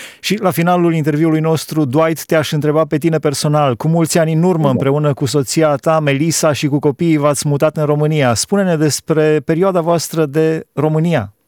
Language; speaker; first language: Romanian; native; Romanian